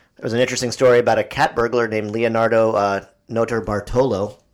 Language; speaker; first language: English; native; English